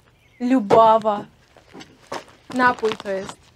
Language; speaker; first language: Polish; non-native, fluent; Russian